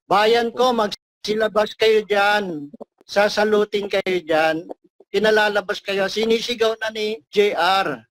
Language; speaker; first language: Filipino; native; Filipino